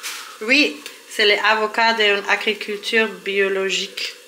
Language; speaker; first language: French; non-native, learner; Turkish